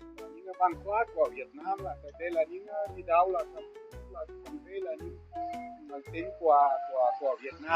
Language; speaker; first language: Vietnamese; non-native, learner; Russian